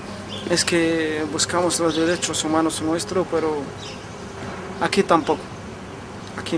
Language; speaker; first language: Spanish; non-native, fluent; Arabic